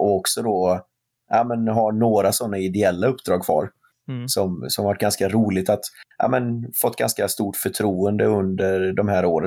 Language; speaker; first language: Swedish; native; Swedish